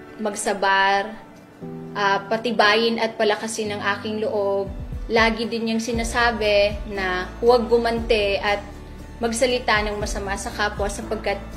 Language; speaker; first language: Filipino; non-native, local second language; Maguindanaon